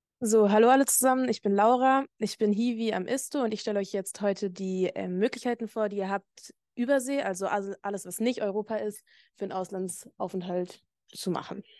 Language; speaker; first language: German; native; German